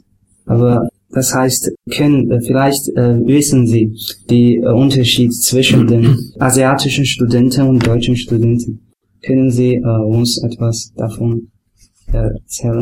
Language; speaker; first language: German; non-native, learner; Chinese